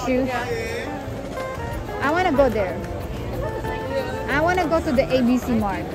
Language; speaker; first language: English; non-native, local second language; Filipino